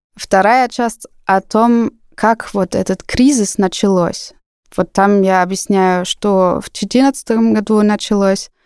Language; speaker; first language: Russian; non-native, fluent; German